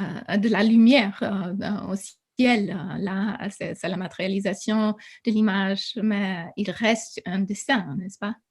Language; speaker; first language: French; non-native, fluent; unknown